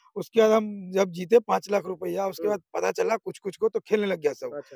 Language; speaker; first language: Hindi; native; Hindi